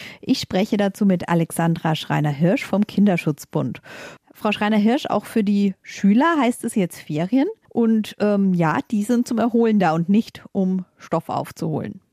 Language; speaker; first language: German; native; German